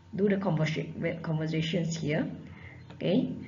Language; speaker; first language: English; non-native, local second language; Malay